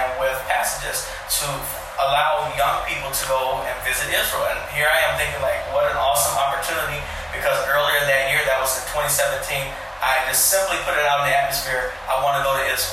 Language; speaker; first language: English; native; English